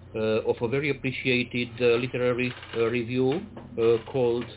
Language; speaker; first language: English; non-native, fluent; Romanian